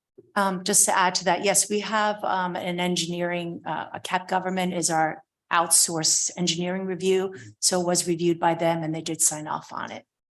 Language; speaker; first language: English; native; English